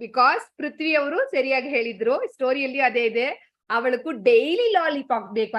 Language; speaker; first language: Kannada; non-native, learner; Tamil